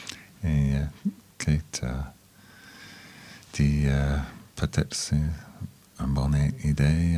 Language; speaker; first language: French; non-native, learner; English